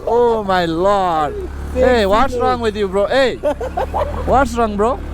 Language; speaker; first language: English; non-native, learner; Nepali